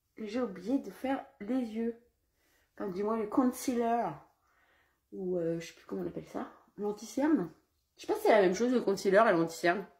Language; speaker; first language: French; early bilingual, other home language; Portuguese